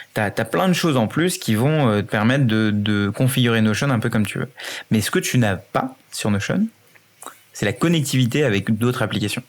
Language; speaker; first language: French; early bilingual, other home language; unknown